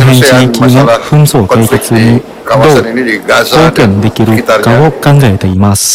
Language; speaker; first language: Japanese; non-native, fluent; Indonesian